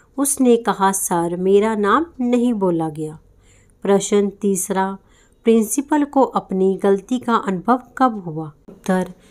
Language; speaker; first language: Hindi; non-native, local second language; Punjabi